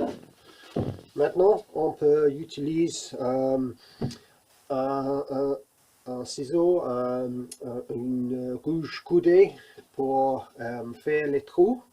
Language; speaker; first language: French; non-native, learner; English